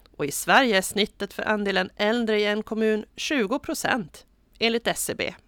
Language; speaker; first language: Swedish; native; Swedish